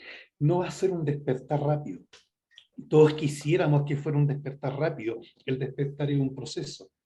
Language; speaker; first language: Spanish; native; Spanish